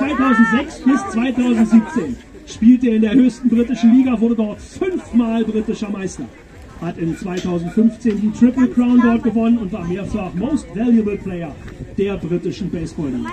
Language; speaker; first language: German; native; German